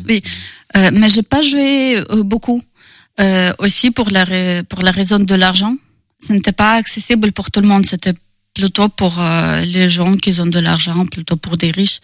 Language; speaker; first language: French; non-native, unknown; Russian